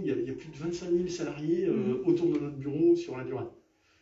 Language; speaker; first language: French; native; French